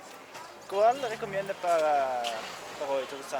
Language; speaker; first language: Spanish; non-native, learner; English